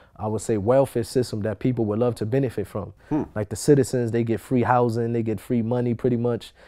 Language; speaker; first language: English; native; English